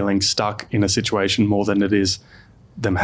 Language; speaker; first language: English; native; English